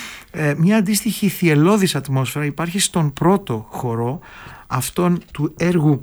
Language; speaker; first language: Greek; native; Greek